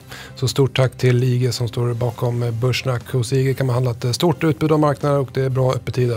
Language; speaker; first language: Swedish; native; Swedish